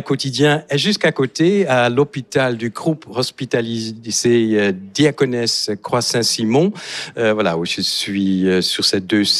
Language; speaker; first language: French; non-native, fluent; Dutch